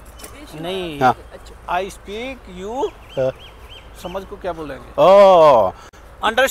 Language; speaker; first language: Hindi; native; Hindi